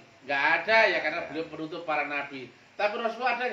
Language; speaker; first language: Indonesian; native; Indonesian